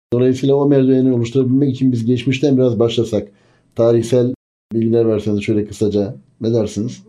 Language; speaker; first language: Turkish; native; Turkish